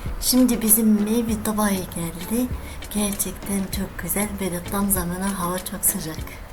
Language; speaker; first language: Turkish; non-native, learner; Arabic